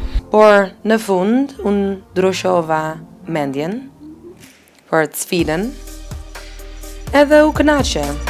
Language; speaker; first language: Albanian; early bilingual, heritage; Albanian